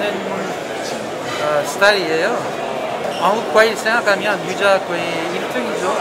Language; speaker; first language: Korean; non-native, learner; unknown